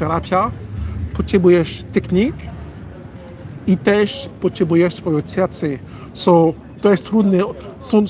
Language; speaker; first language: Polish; non-native, learner; French